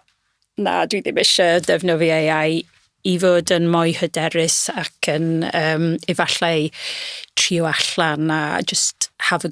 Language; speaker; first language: Welsh; non-native, local second language; English